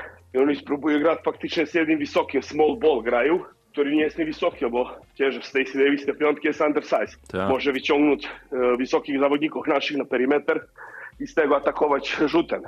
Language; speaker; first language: Polish; non-native, learner; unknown